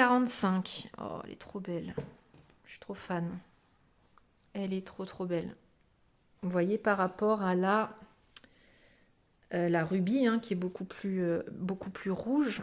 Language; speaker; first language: French; native; French